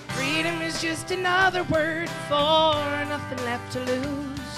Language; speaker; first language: English; native; English